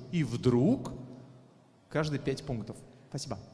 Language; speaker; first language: Russian; native; Russian